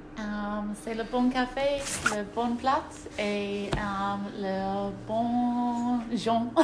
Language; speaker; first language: French; non-native, learner; English